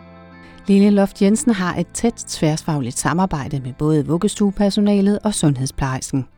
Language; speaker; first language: Danish; native; Danish